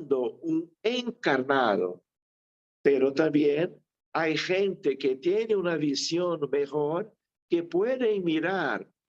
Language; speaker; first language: Spanish; non-native, fluent; Portuguese